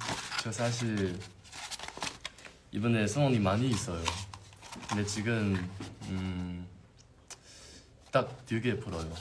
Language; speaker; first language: Korean; non-native, learner; Chinese